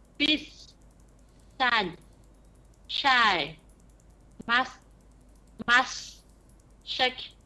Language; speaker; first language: English; non-native, learner; Vietnamese